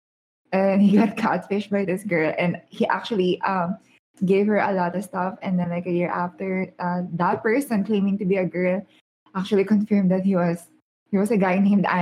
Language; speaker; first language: English; non-native, local second language; Filipino